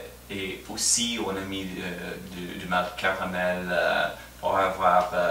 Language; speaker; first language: French; non-native, fluent; English